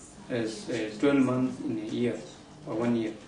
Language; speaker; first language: English; non-native, learner; Tibetan